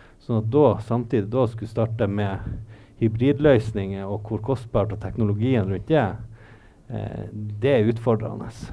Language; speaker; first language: Norwegian; native; Norwegian